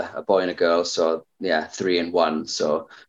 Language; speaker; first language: English; native; English